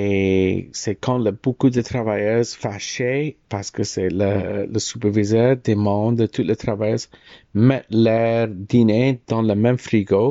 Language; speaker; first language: French; non-native, learner; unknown